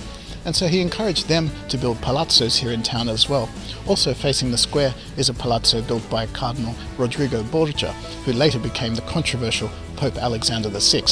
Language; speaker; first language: English; native; English